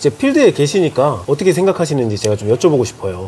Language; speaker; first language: Korean; native; Korean